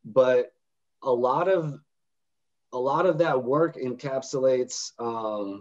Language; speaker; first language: English; native; English